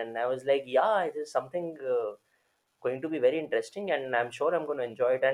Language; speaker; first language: English; non-native, local second language; Hindi